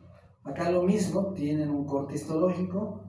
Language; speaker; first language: Spanish; native; Spanish